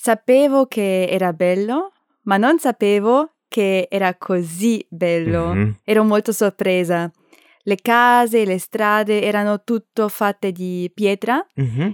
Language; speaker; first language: Italian; non-native, learner; German